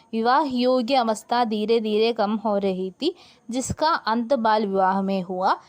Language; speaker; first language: Hindi; non-native, local second language; Malayalam